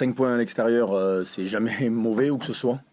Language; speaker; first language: French; native; French